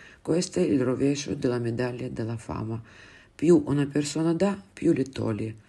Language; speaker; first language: Italian; non-native, fluent; Russian